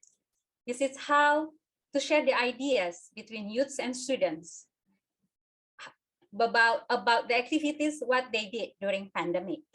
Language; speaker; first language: English; non-native, fluent; Indonesian